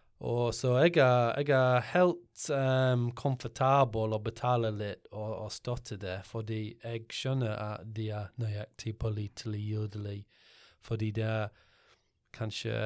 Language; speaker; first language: Norwegian; non-native, learner; English